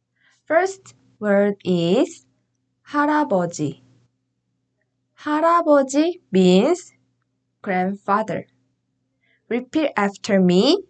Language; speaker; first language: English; non-native, fluent; Korean